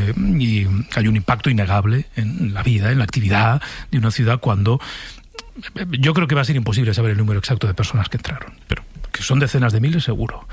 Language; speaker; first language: Spanish; native; Spanish